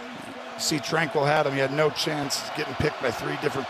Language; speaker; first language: English; native; English